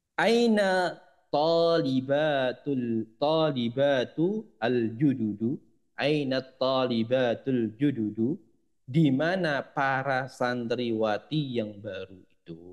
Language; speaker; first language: Indonesian; native; Indonesian